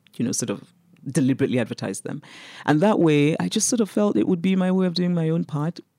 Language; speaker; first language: English; non-native, local second language; Igbo